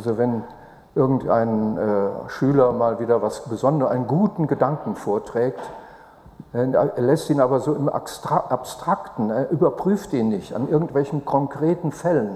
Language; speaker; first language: German; native; German